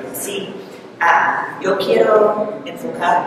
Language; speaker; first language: Spanish; non-native, learner; English